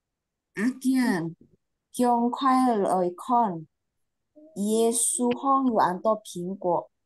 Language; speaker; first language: Chinese; non-native, learner; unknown